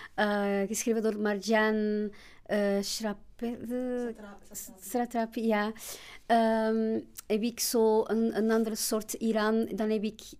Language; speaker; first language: Dutch; non-native, fluent; Portuguese